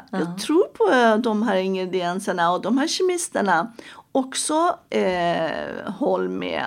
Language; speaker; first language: Swedish; non-native, fluent; Persian